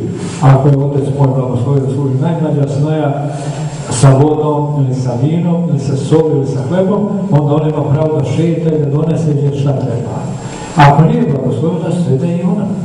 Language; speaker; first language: Bosnian; native; Bosnian